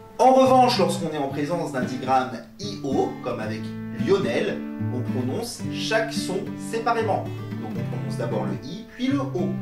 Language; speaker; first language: French; native; French